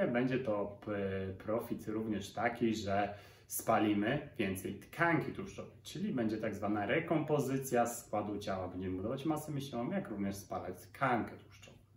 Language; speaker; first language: Polish; native; Polish